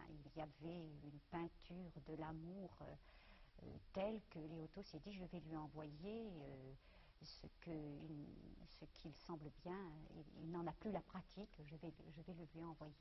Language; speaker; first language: French; native; French